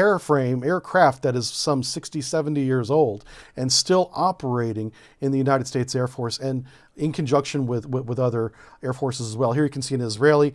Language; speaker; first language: English; native; English